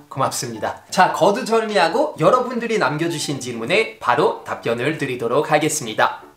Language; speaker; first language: Korean; non-native, fluent; French